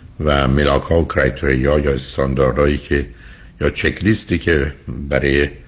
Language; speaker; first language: Persian; native; Persian